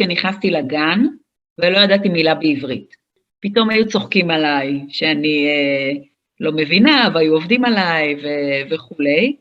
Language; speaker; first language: Hebrew; early bilingual, other home language; English